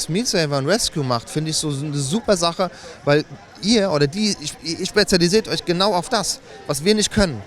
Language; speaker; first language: German; native; German